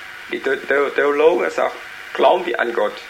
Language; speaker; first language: German; non-native, learner; Vietnamese